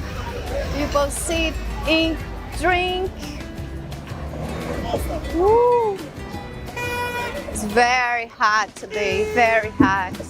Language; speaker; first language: English; non-native, learner; Portuguese